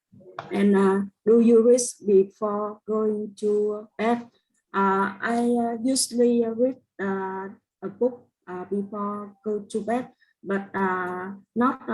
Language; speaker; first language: English; non-native, learner; Vietnamese